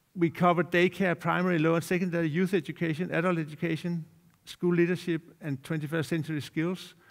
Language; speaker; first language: English; non-native, fluent; Danish